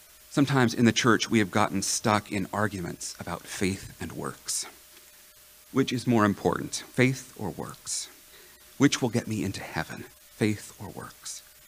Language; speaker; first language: English; native; English